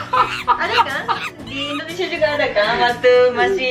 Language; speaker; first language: Indonesian; non-native, fluent; Japanese